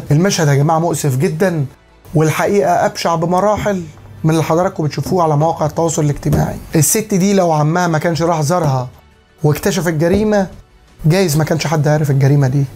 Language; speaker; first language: Arabic; native; Arabic